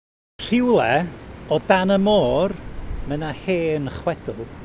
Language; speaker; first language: Welsh; native; Welsh